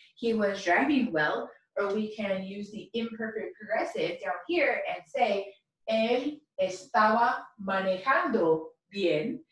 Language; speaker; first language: English; native; English